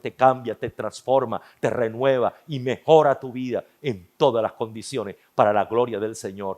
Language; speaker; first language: Spanish; native; Spanish